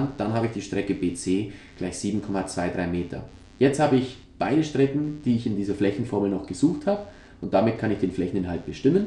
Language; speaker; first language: German; native; German